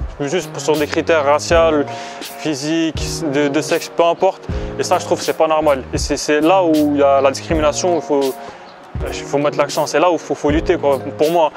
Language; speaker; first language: French; early bilingual, other home language; Arabic